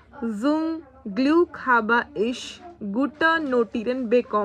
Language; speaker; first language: German; non-native, learner; Hindi